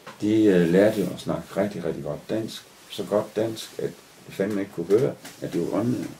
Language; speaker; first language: Danish; native; Danish